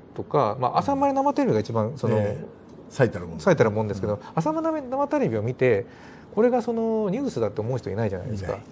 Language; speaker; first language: Japanese; native; Japanese